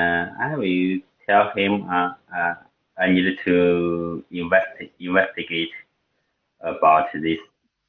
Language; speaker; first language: English; non-native, learner; Chinese